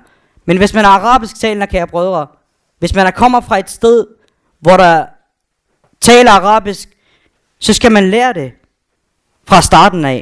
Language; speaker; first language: Danish; non-native, fluent; Arabic